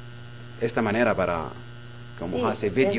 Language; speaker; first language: Spanish; non-native, learner; Arabic